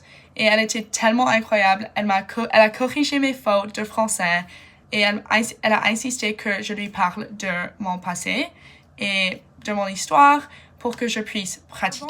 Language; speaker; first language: French; non-native, fluent; English